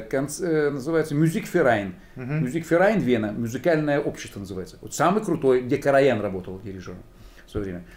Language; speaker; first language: Russian; native; Russian